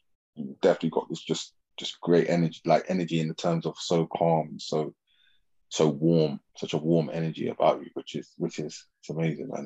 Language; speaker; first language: English; native; English